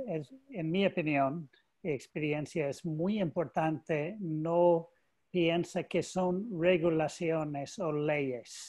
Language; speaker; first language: Spanish; non-native, learner; English